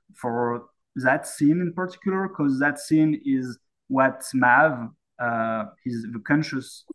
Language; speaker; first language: English; non-native, fluent; French